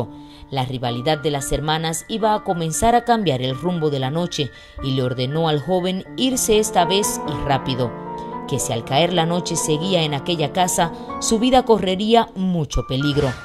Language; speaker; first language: Spanish; native; Spanish